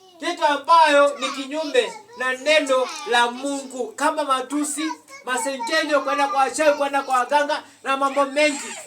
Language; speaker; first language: Swahili; non-native, local second language; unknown